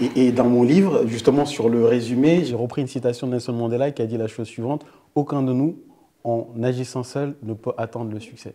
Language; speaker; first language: French; early bilingual, other home language; Fula